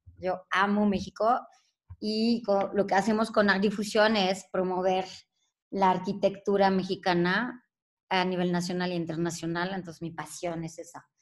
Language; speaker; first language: Spanish; non-native, fluent; French